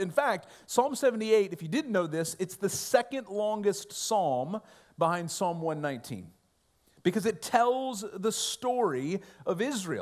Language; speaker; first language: English; native; English